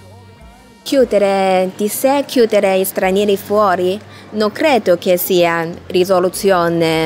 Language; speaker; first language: Italian; non-native, learner; Chinese